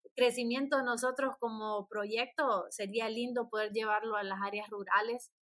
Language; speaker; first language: Spanish; native; Spanish